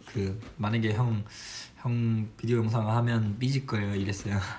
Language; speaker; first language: Korean; non-native, fluent; Chinese